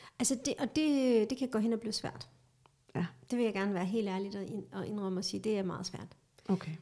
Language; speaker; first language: Danish; early bilingual, other home language; Kurdish